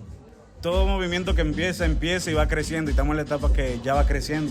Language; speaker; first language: Spanish; native; Spanish